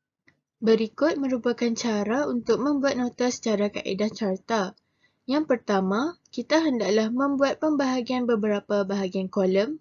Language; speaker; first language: Malay; native; Malay